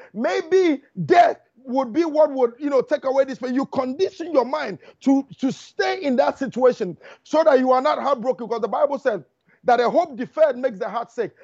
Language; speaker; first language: English; non-native, local second language; Akan